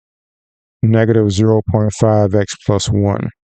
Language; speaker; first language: English; native; English